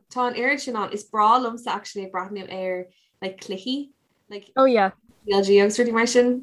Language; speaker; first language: Irish; non-native, local second language; English